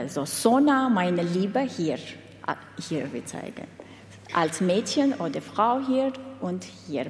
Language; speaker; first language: German; non-native, learner; Armenian